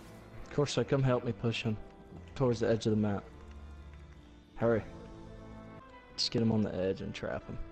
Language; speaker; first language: English; native; English